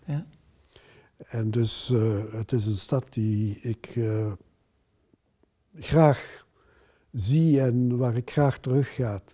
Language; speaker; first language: Dutch; non-native, local second language; French